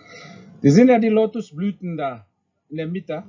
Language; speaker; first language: German; non-native, fluent; Indonesian